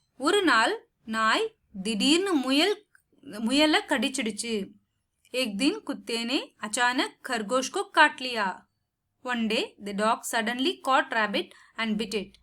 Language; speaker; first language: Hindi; non-native, local second language; Tamil